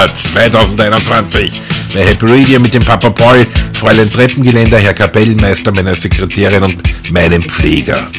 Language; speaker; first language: German; native; German